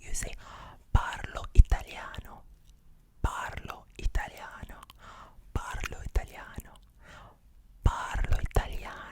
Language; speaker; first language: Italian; non-native, learner; English